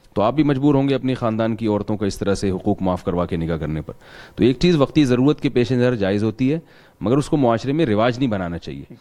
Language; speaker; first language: Urdu; non-native, local second language; Pashto